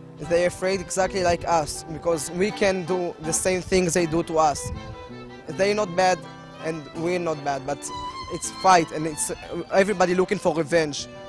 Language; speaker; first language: English; non-native, learner; Hebrew